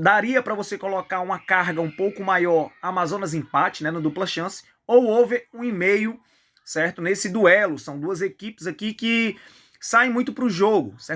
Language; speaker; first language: Portuguese; native; Portuguese